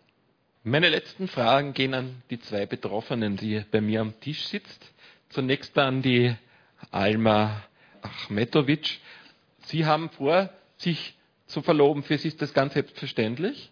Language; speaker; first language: German; native; German